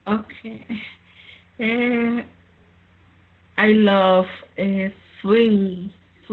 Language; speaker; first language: English; non-native, learner; Spanish